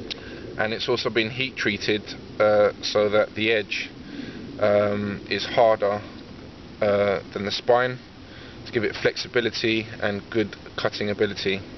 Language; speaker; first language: English; native; English